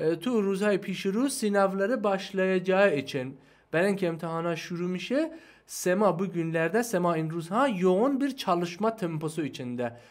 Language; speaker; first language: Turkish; non-native, fluent; Persian